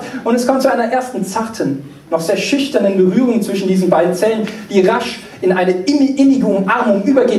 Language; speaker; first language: German; native; German